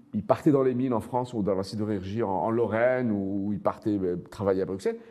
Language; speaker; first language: French; non-native, local second language; Arabic